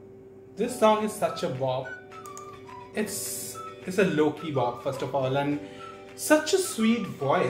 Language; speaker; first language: English; non-native, local second language; Bangla